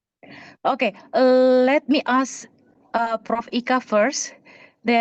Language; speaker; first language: English; non-native, fluent; Indonesian